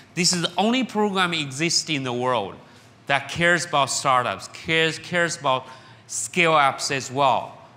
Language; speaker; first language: English; non-native, fluent; Chinese